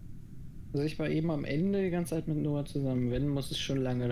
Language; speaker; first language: German; native; German